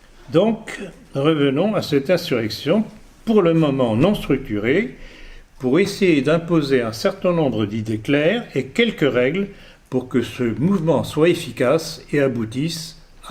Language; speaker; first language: French; native; French